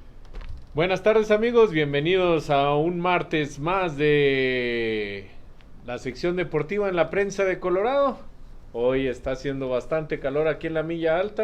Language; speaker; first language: Spanish; native; Spanish